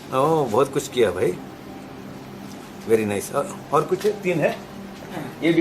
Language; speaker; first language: Hindi; non-native, local second language; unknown